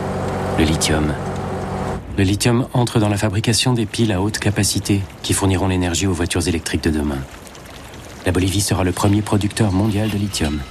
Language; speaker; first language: French; native; French